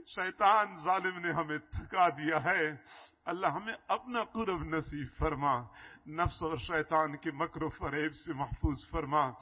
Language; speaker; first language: Urdu; non-native, local second language; Punjabi